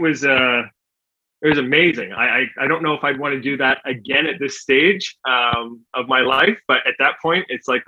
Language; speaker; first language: English; native; English